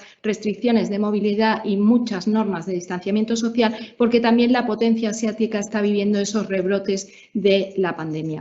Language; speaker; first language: Spanish; native; Spanish